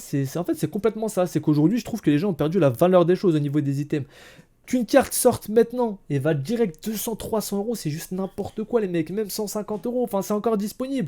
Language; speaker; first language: French; native; French